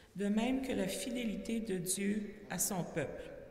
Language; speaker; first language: French; native; French